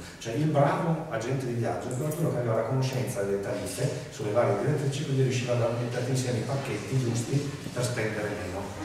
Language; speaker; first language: Italian; native; Italian